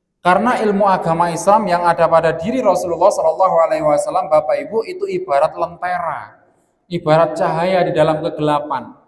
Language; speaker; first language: Indonesian; non-native, local second language; Javanese